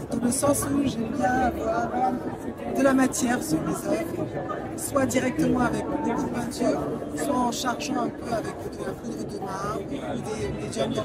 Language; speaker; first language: French; native; French